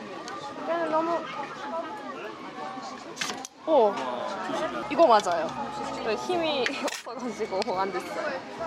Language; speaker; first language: Korean; non-native, fluent; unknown